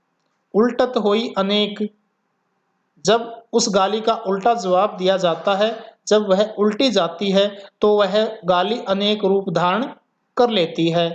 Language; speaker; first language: Hindi; native; Hindi